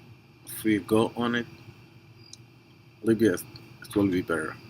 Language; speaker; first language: English; non-native, fluent; Arabic